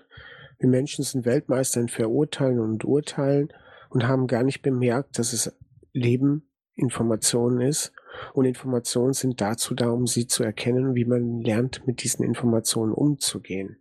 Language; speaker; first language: German; native; German